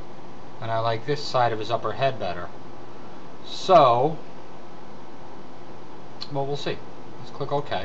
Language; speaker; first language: English; native; English